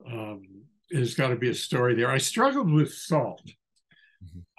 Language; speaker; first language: English; native; English